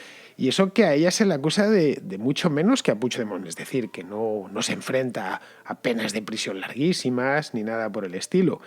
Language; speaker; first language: Spanish; native; Spanish